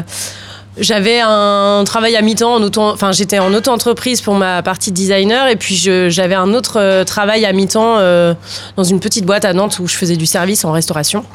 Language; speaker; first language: French; native; French